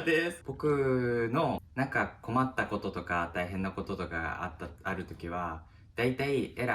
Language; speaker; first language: Japanese; native; Japanese